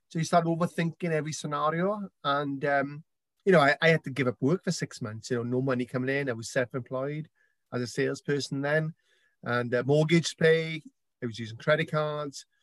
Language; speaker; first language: English; native; English